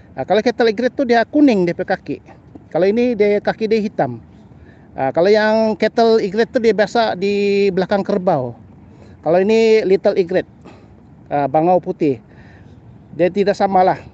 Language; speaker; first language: Malay; native; Malay